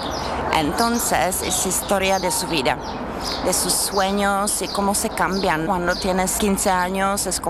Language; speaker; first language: Spanish; non-native, fluent; Czech